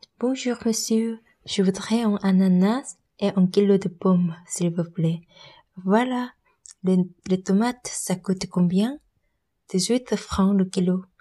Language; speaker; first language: French; non-native, learner; Korean